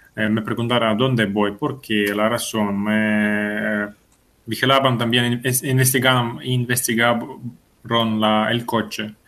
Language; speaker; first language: Spanish; non-native, fluent; Ukrainian